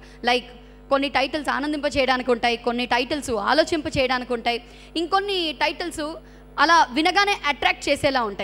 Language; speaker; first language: Telugu; native; Telugu